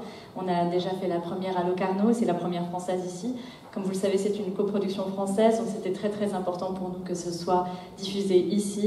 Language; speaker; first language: French; native; French